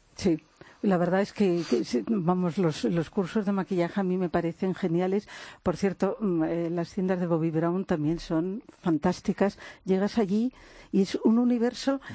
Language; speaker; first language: Spanish; native; Spanish